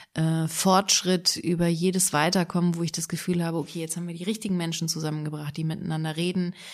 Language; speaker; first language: German; native; German